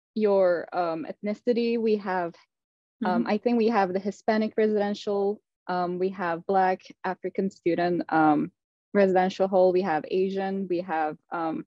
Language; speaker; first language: English; non-native, fluent; Turkish